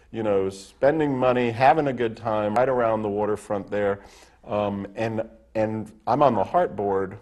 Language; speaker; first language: English; native; English